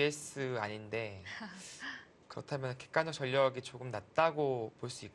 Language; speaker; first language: Korean; native; Korean